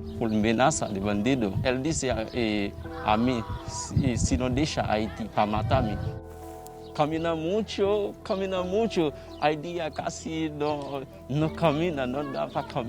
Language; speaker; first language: Spanish; non-native, learner; Haitian Creole